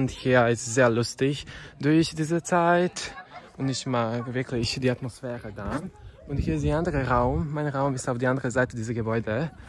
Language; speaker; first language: German; non-native, learner; Serbian